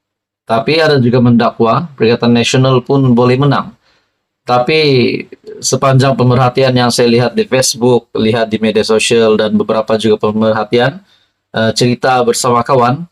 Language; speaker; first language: Malay; native; Malay